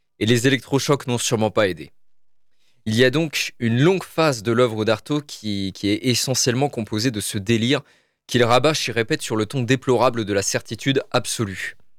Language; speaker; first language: French; native; French